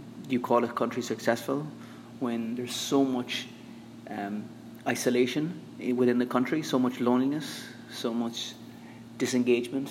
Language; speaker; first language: English; native; English